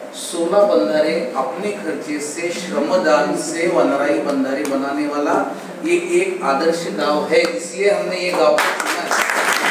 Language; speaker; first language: Hindi; non-native, local second language; Marathi